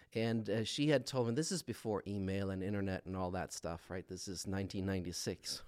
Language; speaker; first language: English; non-native, fluent; Swedish